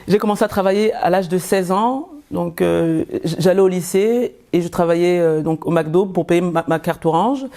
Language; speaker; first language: French; early bilingual, other home language; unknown